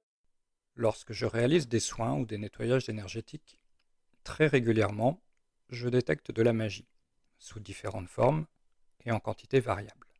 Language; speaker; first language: French; native; French